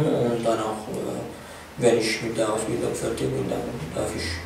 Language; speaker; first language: German; non-native, fluent; Arabic